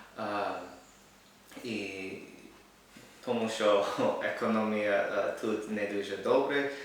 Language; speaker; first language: Ukrainian; non-native, learner; English